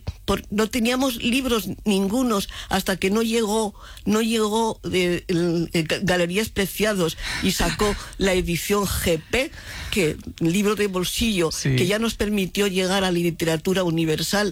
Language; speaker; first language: Spanish; native; Spanish